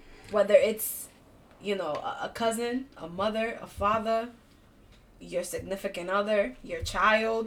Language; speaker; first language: English; early bilingual, other home language; Spanish